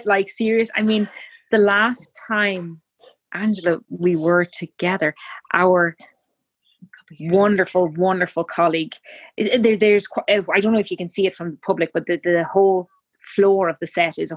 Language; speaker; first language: English; native; English